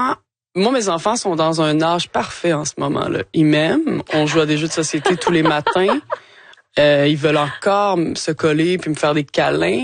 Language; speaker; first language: French; native; French